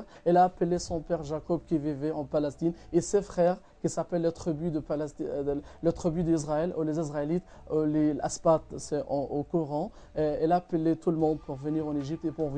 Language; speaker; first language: French; non-native, fluent; Arabic